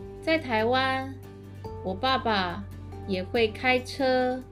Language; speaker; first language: Chinese; early bilingual, heritage; Chinese